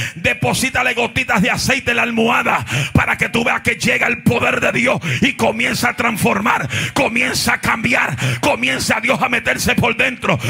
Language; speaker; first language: Spanish; native; Spanish